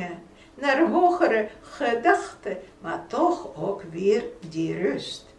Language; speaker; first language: Dutch; non-native, fluent; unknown